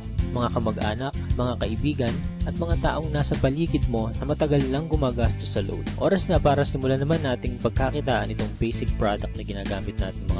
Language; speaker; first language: Filipino; native; Filipino